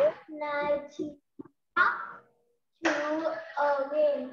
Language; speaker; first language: English; non-native, learner; Vietnamese